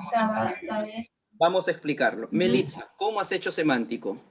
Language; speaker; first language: Spanish; native; Spanish